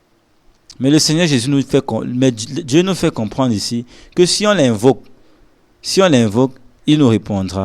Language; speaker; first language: French; non-native, local second language; Lingala